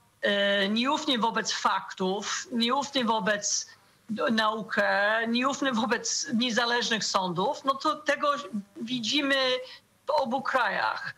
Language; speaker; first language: Polish; non-native, fluent; English